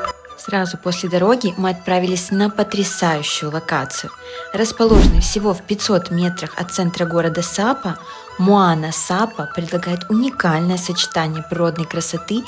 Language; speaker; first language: Russian; native; Russian